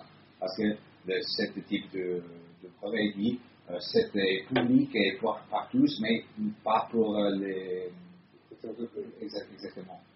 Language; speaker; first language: French; non-native, fluent; Italian